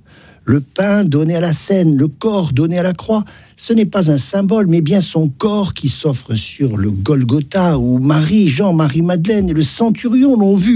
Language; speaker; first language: French; native; French